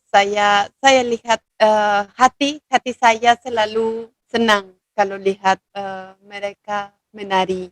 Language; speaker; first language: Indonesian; non-native, fluent; Spanish